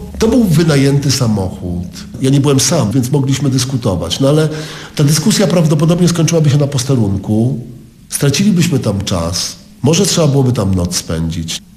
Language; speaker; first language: Polish; native; Polish